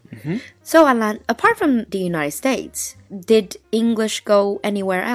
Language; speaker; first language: English; non-native, fluent; Chinese